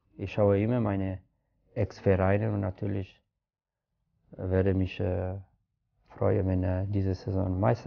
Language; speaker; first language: German; non-native, fluent; Italian